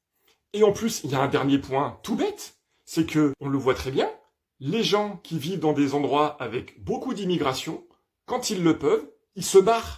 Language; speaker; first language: French; native; French